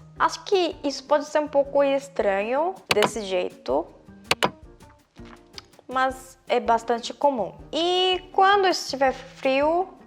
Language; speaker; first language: Portuguese; non-native, fluent; Korean